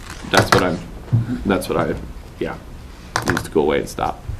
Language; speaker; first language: English; native; English